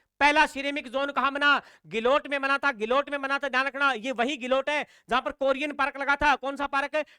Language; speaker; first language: Hindi; native; Hindi